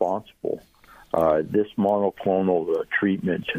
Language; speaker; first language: English; early bilingual, other home language; Greek